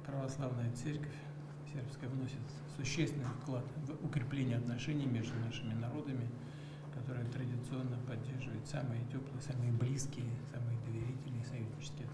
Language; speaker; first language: Russian; native; Russian